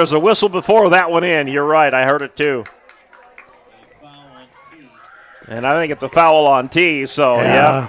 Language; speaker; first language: English; native; English